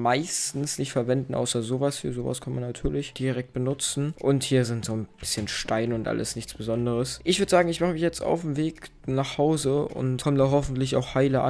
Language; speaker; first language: German; native; German